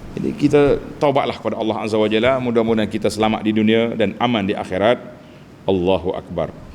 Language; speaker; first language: Malay; native; Malay